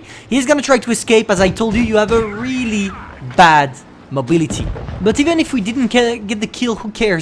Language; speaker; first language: English; non-native, fluent; French